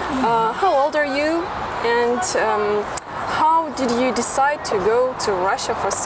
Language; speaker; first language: English; non-native, fluent; Russian